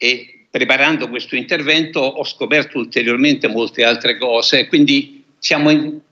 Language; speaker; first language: Italian; native; Italian